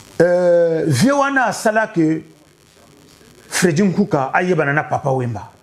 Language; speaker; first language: Lingala; native; Lingala